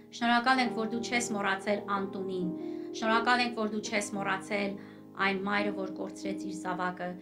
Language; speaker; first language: Armenian; native; Armenian